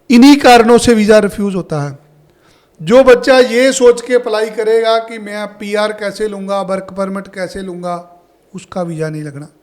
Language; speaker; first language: Hindi; non-native, local second language; Punjabi